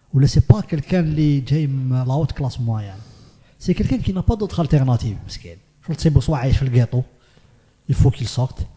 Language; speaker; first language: French; non-native, local second language; Arabic